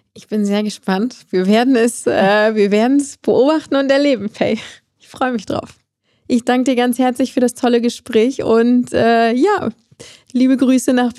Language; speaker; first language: German; native; German